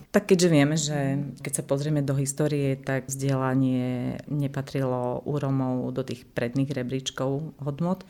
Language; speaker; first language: Slovak; non-native, local second language; Romany